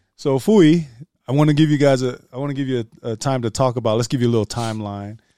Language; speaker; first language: English; native; English